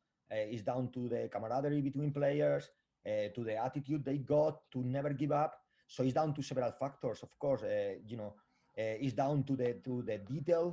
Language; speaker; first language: English; non-native, fluent; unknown